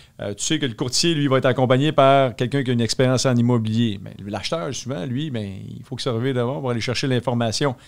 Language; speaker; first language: French; native; French